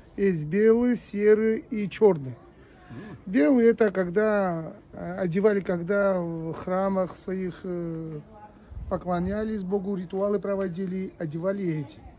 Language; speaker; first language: Russian; non-native, local second language; Georgian